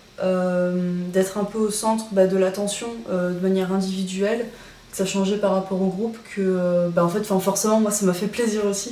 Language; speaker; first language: French; native; French